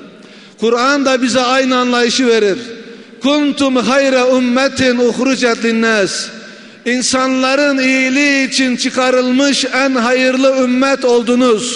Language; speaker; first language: Turkish; native; Turkish